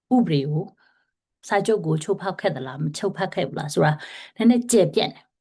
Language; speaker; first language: Burmese; non-native, local second language; Rohingya